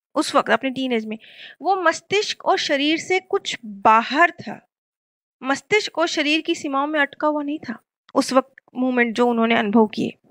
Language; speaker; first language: Hindi; native; Hindi